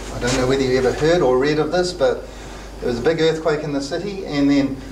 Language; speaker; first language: English; native; English